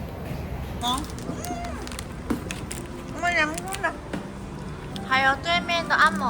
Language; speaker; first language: Chinese; non-native, fluent; Korean